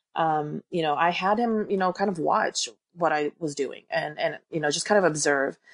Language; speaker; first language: English; early bilingual, other home language; Korean